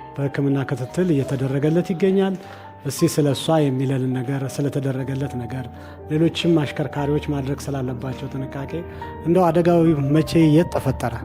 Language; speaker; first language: Amharic; native; Amharic